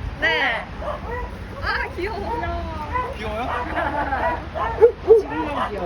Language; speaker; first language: Korean; native; Korean